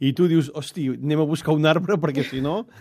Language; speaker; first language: Catalan; native; Catalan